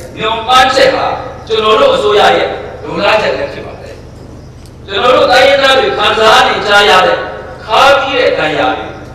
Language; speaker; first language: Burmese; non-native, local second language; Kachin